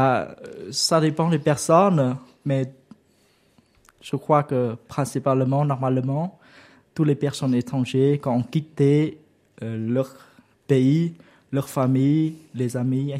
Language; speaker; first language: French; non-native, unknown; Vietnamese